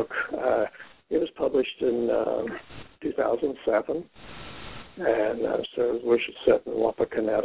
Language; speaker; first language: English; native; English